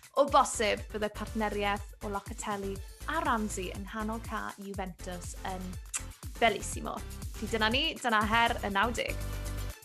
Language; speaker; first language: Welsh; native; Welsh